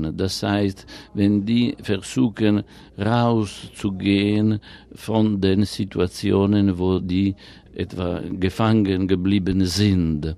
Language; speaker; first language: German; non-native, fluent; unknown